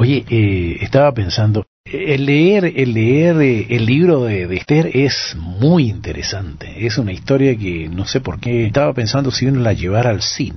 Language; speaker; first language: Spanish; native; Spanish